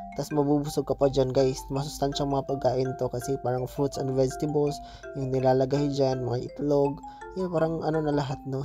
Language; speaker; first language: Filipino; non-native, local second language; Cebuano